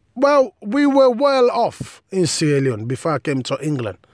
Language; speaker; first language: English; non-native, local second language; Krio